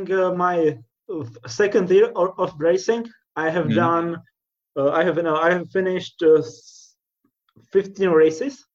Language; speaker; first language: English; non-native, learner; Czech